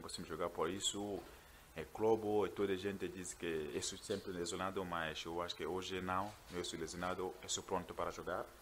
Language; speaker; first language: Portuguese; non-native, learner; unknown